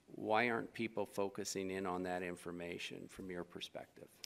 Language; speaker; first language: English; native; English